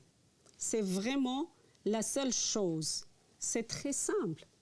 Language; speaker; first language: French; non-native, learner; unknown